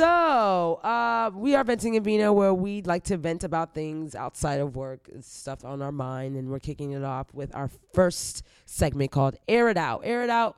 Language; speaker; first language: English; native; English